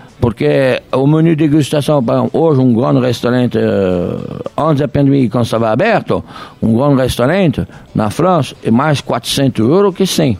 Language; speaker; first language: Portuguese; non-native, fluent; French